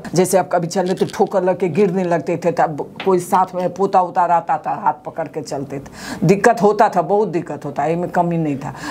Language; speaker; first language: Hindi; native; Hindi